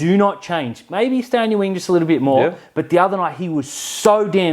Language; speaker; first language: English; native; English